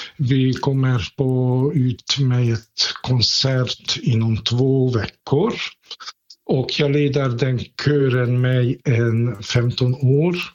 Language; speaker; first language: Swedish; non-native, fluent; Hungarian